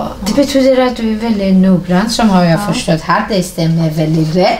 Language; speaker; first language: Swedish; non-native, fluent; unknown